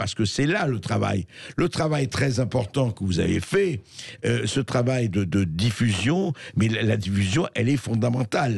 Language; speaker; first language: French; native; French